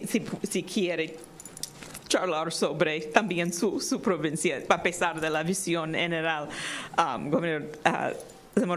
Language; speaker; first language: Spanish; non-native, fluent; English